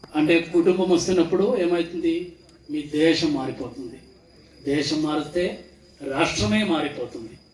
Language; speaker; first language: Telugu; non-native, fluent; Malayalam